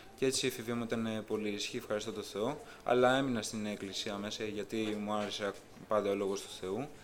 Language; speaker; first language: Greek; native; Greek